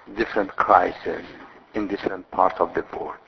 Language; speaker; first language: English; non-native, fluent; Persian